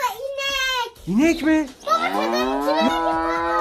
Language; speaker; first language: Turkish; native; Turkish